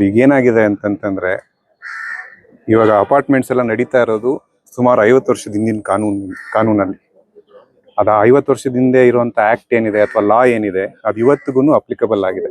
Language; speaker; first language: Kannada; native; Kannada